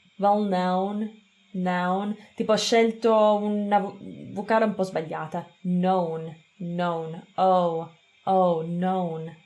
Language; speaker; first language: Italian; non-native, fluent; English